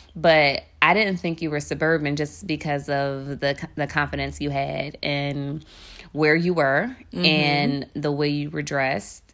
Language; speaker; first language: English; native; English